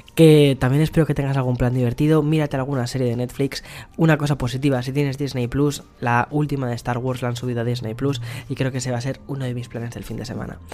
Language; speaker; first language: Spanish; native; Spanish